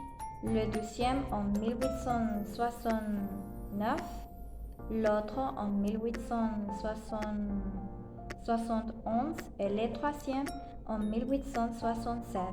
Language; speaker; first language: French; non-native, learner; Spanish